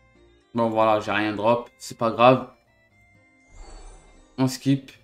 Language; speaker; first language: French; native; French